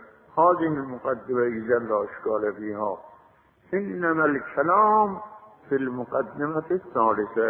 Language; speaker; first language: Arabic; non-native, fluent; Azerbaijani